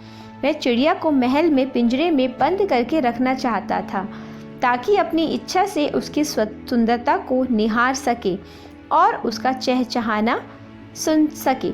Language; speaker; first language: Hindi; native; Hindi